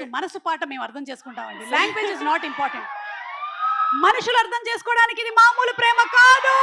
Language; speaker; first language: Telugu; native; Telugu